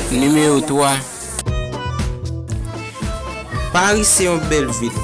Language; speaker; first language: French; non-native, learner; Haitian Creole